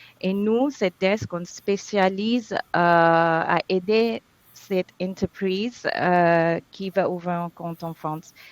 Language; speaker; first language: French; non-native, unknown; English